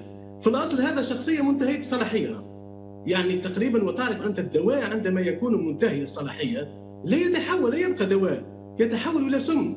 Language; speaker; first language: Arabic; native; Arabic